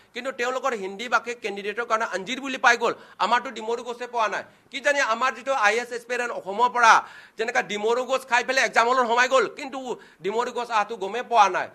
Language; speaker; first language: Assamese; non-native, local second language; Manipuri